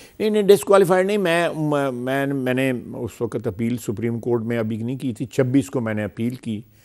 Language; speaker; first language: Urdu; non-native, local second language; Punjabi